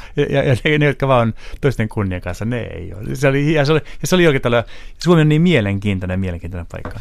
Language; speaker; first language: Finnish; non-native, local second language; Swedish